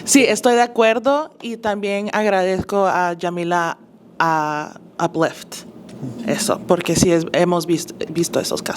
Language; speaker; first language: Spanish; early bilingual, other home language; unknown